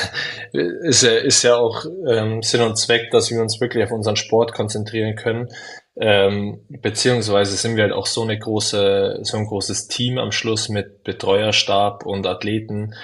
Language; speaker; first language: German; native; German